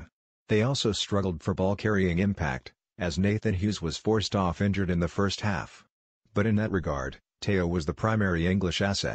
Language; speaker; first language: English; native; English